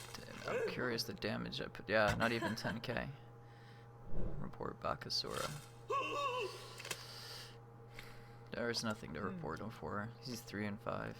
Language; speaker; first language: English; native; English